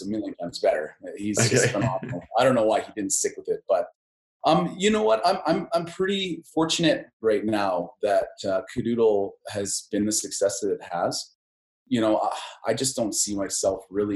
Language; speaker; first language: English; native; English